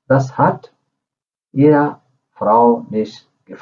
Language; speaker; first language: German; non-native, fluent; Urdu